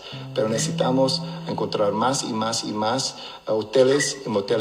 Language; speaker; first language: Spanish; non-native, local second language; English